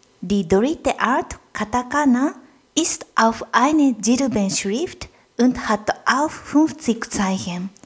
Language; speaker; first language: German; non-native, fluent; Japanese